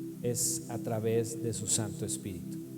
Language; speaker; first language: Spanish; native; Spanish